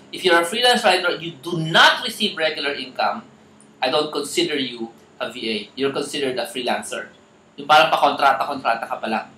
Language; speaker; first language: English; non-native, local second language; Filipino